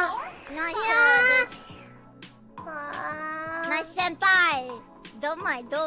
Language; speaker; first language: Japanese; non-native, learner; Indonesian